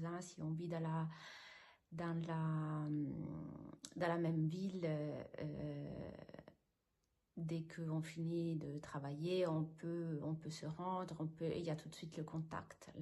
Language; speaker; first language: French; non-native, fluent; Italian